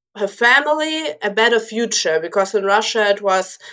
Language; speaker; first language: English; early bilingual, other home language; Russian